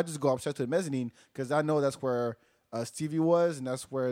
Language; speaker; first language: English; non-native, fluent; Wolof